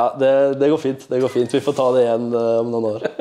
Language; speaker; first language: Norwegian; native; Norwegian